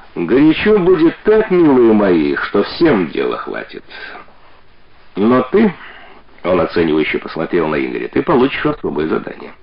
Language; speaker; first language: Russian; native; Russian